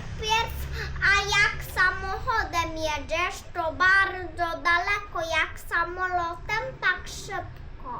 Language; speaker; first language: Polish; early bilingual, heritage; Polish